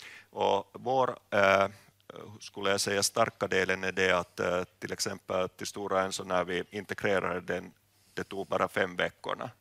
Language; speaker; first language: Swedish; non-native, local second language; Finnish